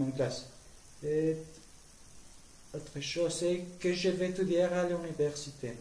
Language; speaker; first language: French; non-native, learner; Spanish